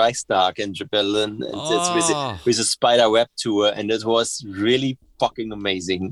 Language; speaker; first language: English; non-native, fluent; German